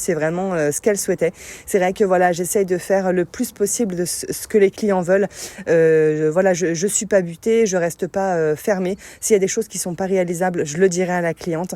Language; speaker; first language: French; native; French